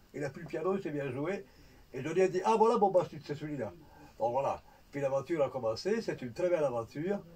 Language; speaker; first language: French; non-native, fluent; Italian